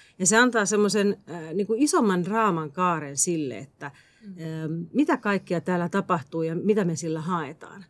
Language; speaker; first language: Finnish; native; Finnish